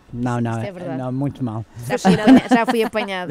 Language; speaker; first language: Portuguese; non-native, learner; English